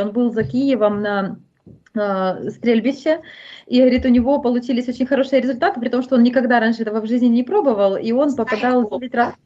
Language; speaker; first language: Russian; native; Russian